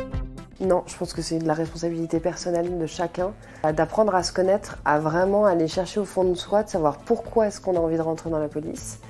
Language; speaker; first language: French; native; French